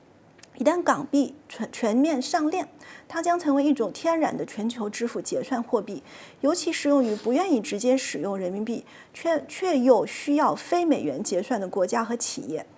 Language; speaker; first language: Chinese; native; Chinese